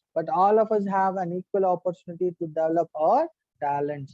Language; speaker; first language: English; non-native, local second language; Telugu